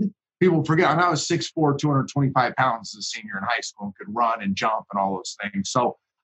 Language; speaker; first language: English; native; English